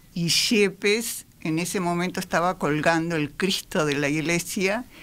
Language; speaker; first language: Spanish; native; Spanish